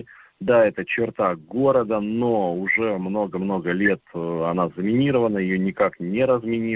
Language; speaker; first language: Russian; native; Russian